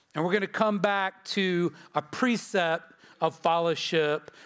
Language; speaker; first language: English; native; English